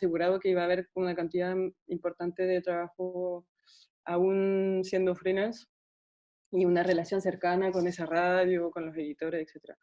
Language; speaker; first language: Spanish; non-native, fluent; French